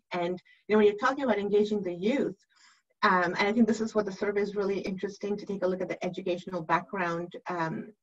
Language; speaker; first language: English; native; English